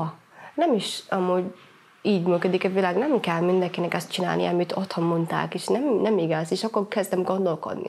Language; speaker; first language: Hungarian; non-native, fluent; Somali